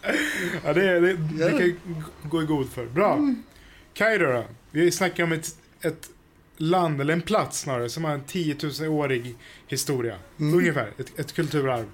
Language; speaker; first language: Swedish; native; Swedish